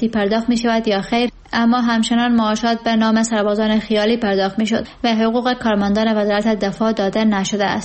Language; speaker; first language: Persian; native; Persian